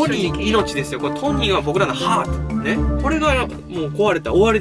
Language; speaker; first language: Japanese; native; Japanese